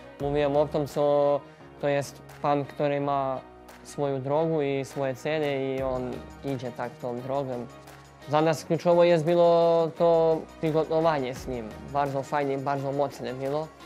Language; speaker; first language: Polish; non-native, learner; Serbian